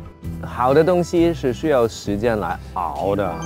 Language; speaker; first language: Chinese; non-native, local second language; Cantonese